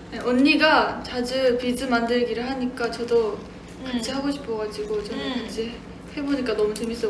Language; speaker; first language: Korean; non-native, fluent; Japanese